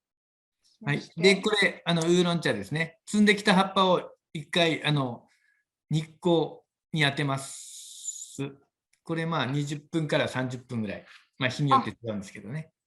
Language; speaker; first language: Japanese; native; Japanese